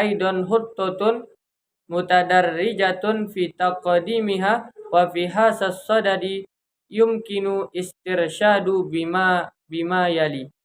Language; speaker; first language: Arabic; non-native, learner; Indonesian